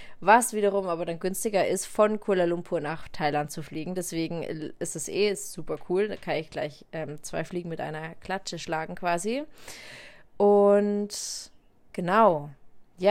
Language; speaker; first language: German; native; German